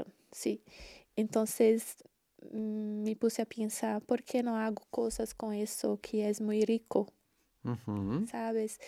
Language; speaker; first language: Spanish; non-native, learner; Portuguese